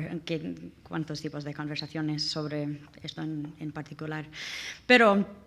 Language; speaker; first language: Spanish; non-native, learner; English